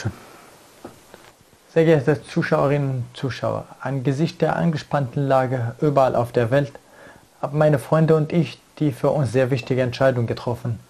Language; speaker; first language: German; non-native, fluent; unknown